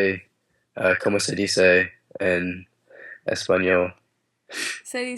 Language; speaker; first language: Spanish; non-native, learner; English